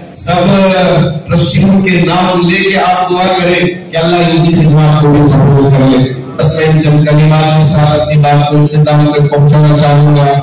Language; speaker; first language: Urdu; native; Urdu